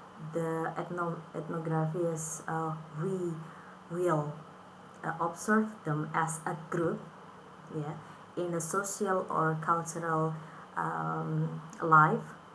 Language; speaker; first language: English; non-native, fluent; Indonesian